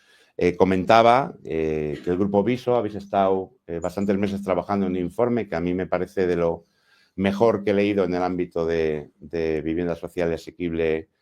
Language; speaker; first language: Spanish; native; Spanish